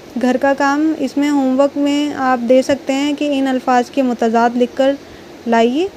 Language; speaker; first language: Urdu; native; Urdu